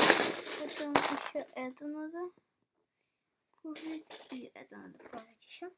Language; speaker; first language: Russian; early bilingual, heritage; Russian